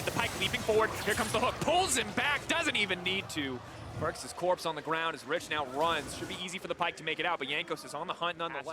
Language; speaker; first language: English; native; English